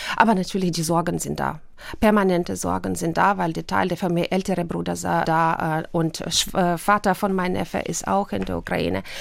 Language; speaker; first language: German; non-native, fluent; Russian